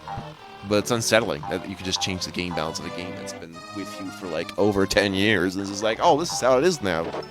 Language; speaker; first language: English; native; English